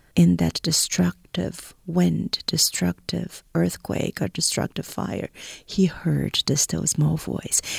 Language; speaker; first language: English; non-native, fluent; Portuguese